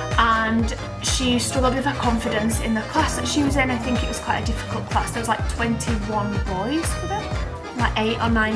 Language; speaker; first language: English; native; English